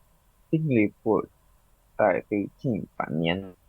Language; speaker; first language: Chinese; non-native, learner; Indonesian